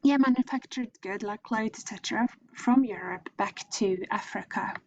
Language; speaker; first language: English; non-native, fluent; Norwegian